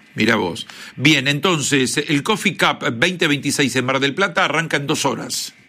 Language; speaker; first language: Spanish; native; Spanish